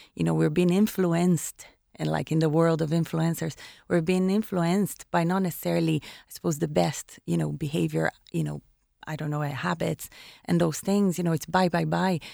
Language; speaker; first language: English; non-native, fluent; Portuguese